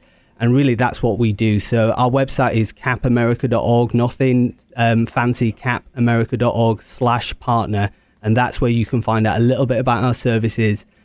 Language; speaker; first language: English; native; English